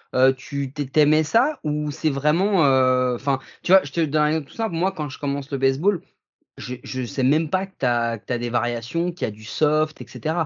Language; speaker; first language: French; native; French